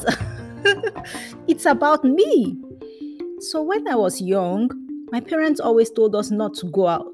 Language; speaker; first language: English; non-native, local second language; Yoruba